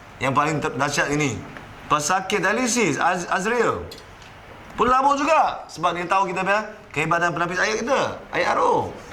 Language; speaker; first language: Malay; non-native, local second language; Chinese